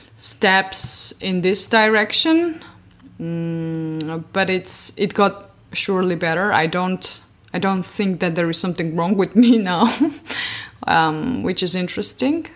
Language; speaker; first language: English; non-native, fluent; Georgian